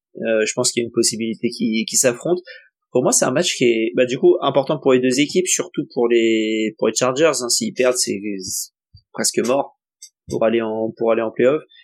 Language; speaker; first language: French; native; French